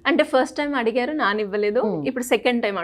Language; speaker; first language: Telugu; native; Telugu